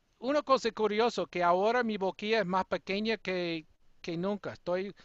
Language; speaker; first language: Spanish; non-native, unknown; English